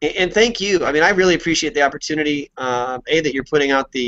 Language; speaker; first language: English; native; English